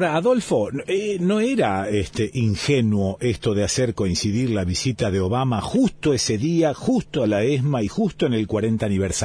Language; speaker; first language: Spanish; native; Spanish